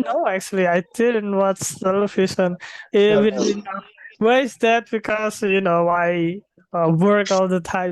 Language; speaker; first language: English; non-native, fluent; Indonesian